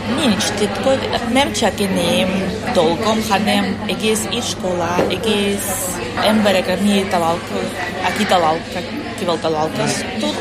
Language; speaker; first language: Hungarian; non-native, learner; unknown